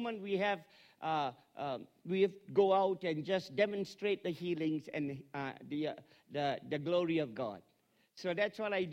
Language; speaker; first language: English; non-native, local second language; Tamil